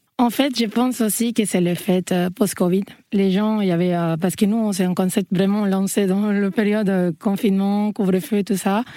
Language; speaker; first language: French; non-native, fluent; Spanish